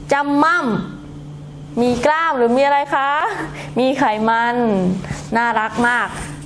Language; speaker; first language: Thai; non-native, local second language; Northern Khmer